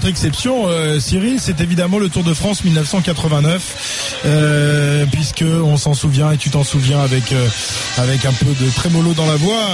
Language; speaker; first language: French; native; French